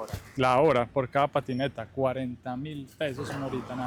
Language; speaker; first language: Spanish; native; Spanish